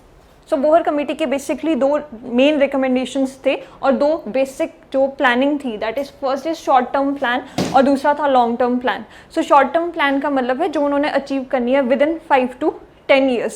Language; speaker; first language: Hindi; native; Hindi